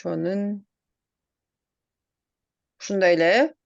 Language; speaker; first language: Korean; non-native, learner; Kyrgyz